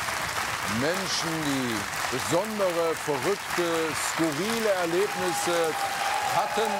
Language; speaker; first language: German; native; German